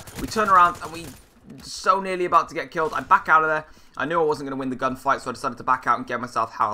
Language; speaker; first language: English; native; English